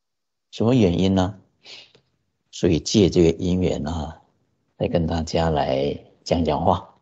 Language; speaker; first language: Chinese; native; Chinese